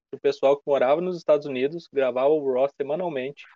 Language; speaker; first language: Portuguese; native; Portuguese